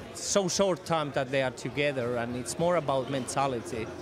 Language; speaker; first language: English; non-native, fluent; Finnish